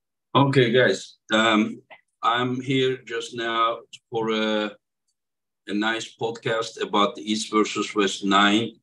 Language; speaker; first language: English; non-native, fluent; Turkish